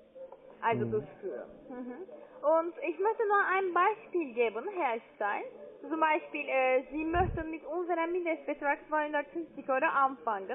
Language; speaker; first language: German; non-native, learner; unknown